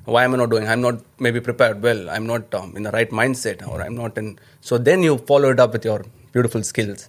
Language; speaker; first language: English; non-native, local second language; Tamil